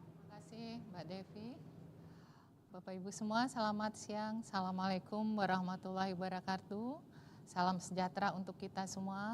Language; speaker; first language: Indonesian; native; Indonesian